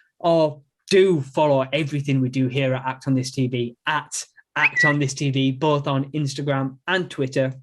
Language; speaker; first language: English; native; English